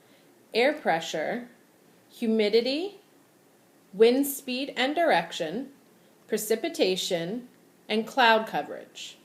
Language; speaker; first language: English; native; English